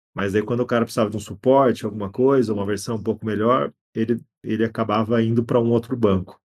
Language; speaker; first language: Portuguese; native; Portuguese